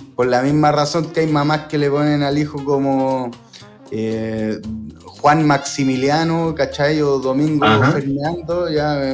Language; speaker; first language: Spanish; native; Spanish